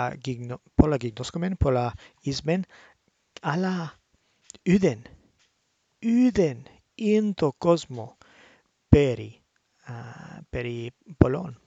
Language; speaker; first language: Greek; non-native, learner; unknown